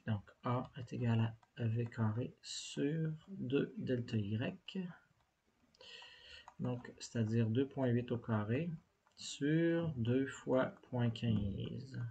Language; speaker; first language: French; native; French